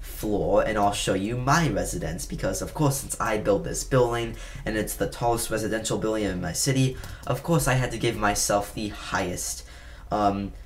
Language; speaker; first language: English; native; English